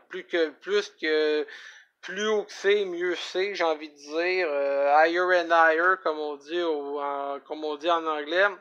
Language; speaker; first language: French; native; French